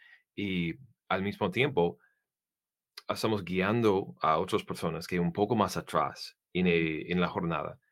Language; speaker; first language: Spanish; non-native, fluent; English